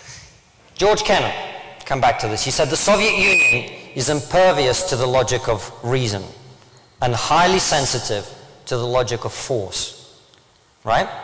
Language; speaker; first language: English; early bilingual, other home language; Russian